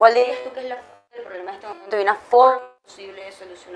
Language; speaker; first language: Spanish; native; Spanish